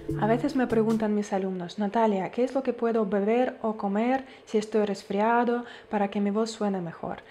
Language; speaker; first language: Spanish; non-native, fluent; Ukrainian